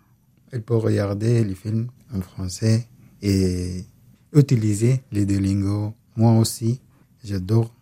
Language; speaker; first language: French; non-native, learner; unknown